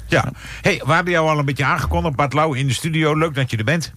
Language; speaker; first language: Dutch; native; Dutch